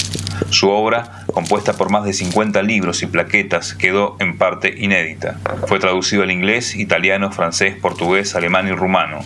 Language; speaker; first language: Spanish; native; Spanish